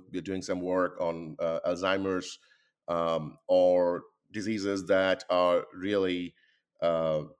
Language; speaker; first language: English; non-native, local second language; Bangla